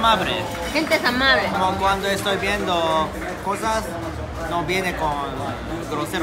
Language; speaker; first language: Spanish; non-native, learner; Japanese